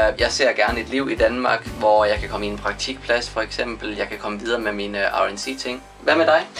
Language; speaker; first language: Danish; native; Danish